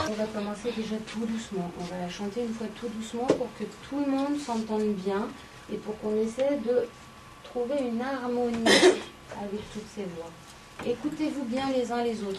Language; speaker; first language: French; native; French